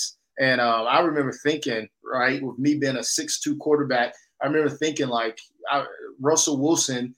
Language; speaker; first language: English; native; English